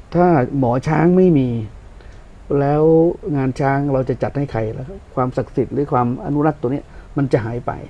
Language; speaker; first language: Thai; non-native, local second language; Northern Khmer